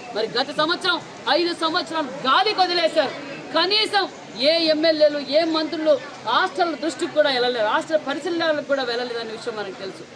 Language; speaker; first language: Telugu; native; Telugu